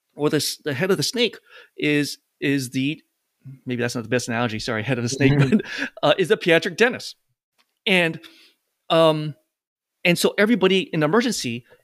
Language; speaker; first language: English; native; English